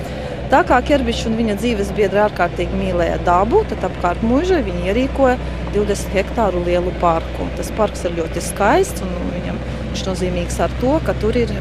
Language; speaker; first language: Latvian; native; Latvian